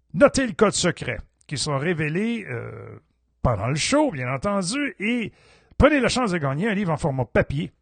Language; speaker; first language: French; native; French